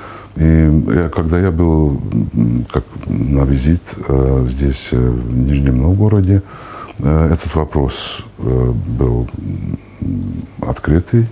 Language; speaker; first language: Russian; non-native, fluent; Hungarian